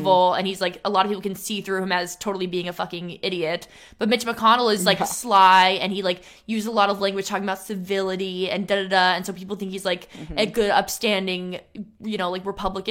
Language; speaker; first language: English; native; English